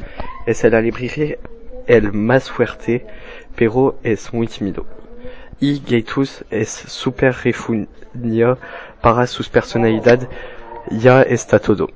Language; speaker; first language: Spanish; non-native, learner; French